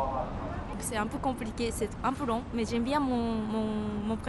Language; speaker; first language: French; non-native, fluent; Japanese